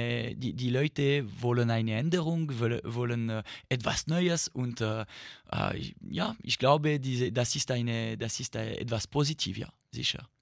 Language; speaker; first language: German; non-native, learner; French